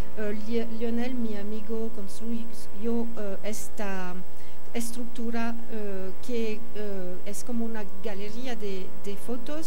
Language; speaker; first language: Spanish; non-native, fluent; French